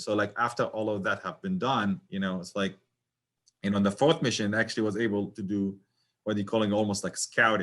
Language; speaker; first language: English; non-native, fluent; Arabic